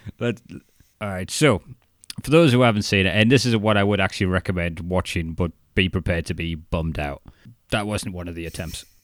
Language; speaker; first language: English; native; English